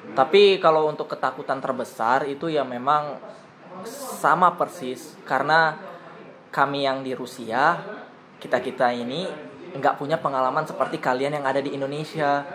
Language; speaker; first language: Indonesian; native; Indonesian